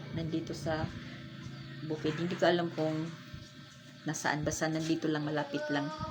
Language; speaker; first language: Filipino; non-native, local second language; Waray